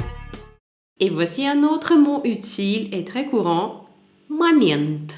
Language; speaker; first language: French; non-native, fluent; Russian